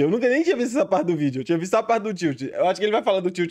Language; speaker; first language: Portuguese; native; Portuguese